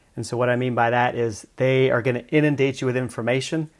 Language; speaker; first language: English; native; English